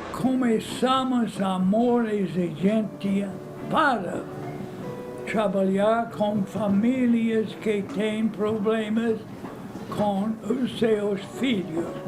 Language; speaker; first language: Portuguese; non-native, fluent; English